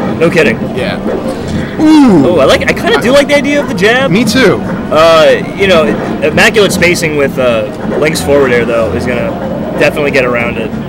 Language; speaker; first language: English; native; English